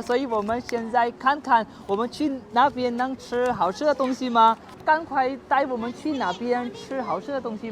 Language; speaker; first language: Chinese; non-native, fluent; Urdu